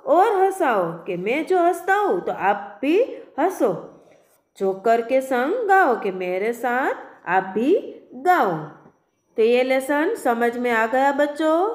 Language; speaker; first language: Hindi; non-native, local second language; Gujarati